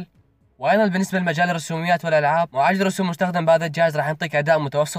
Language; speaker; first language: Arabic; native; Arabic